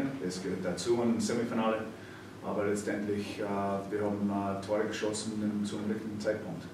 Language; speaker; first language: German; non-native, fluent; English